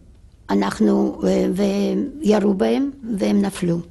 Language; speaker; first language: Hebrew; non-native, fluent; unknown